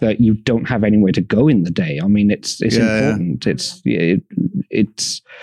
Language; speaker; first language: English; native; English